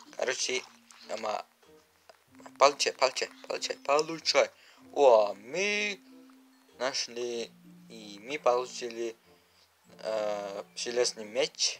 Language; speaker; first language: Russian; non-native, learner; Uzbek